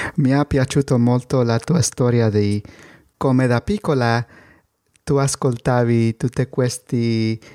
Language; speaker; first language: Italian; non-native, fluent; Spanish